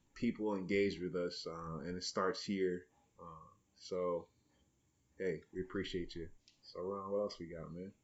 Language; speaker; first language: English; native; English